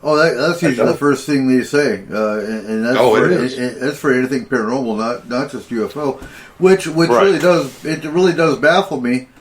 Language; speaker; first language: English; native; English